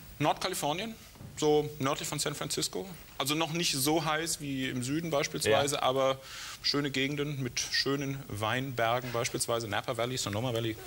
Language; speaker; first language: German; native; German